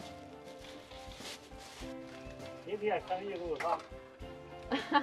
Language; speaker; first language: Chinese; native; Chinese